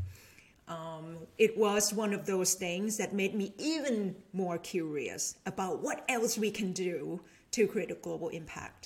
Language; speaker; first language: English; non-native, fluent; Thai